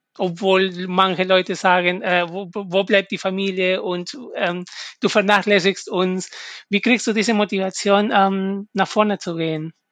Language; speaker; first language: German; non-native, fluent; Spanish